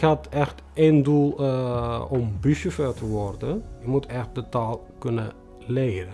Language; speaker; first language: Dutch; non-native, fluent; Tigrinya